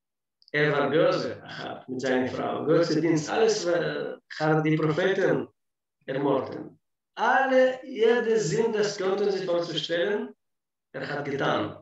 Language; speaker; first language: German; non-native, fluent; Russian